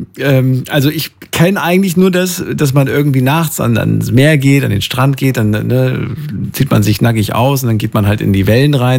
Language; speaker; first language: German; native; German